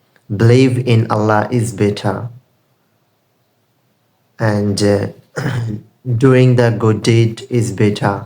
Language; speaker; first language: English; non-native, learner; Bangla